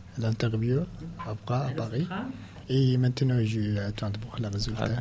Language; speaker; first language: French; non-native, learner; Arabic